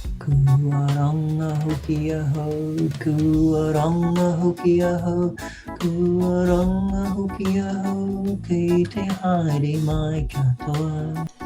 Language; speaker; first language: Māori; non-native, learner; English